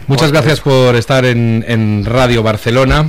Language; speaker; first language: Spanish; native; Spanish